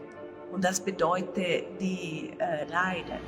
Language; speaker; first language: German; non-native, learner; Spanish